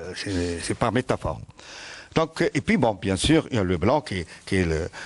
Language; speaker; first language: French; non-native, local second language; Arabic